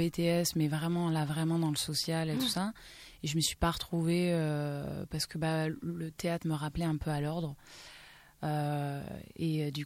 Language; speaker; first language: French; native; French